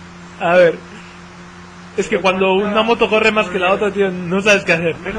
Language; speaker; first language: Spanish; native; Spanish